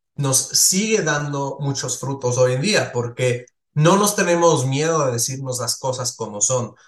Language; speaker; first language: Spanish; non-native, fluent; Swiss German